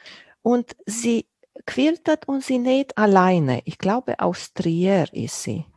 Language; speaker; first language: German; non-native, local second language; Romanian